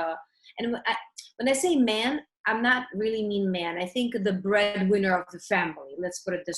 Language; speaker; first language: English; early bilingual, other home language; Russian